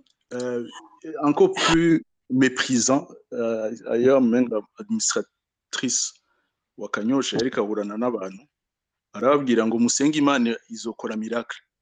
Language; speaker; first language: French; non-native, local second language; Rundi